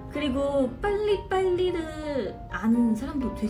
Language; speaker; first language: Korean; non-native, fluent; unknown